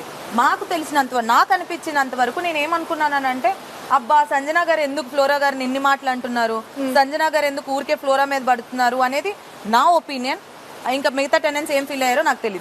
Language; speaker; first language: Telugu; native; Telugu